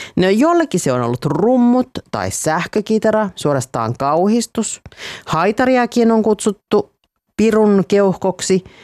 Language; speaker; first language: Finnish; native; Finnish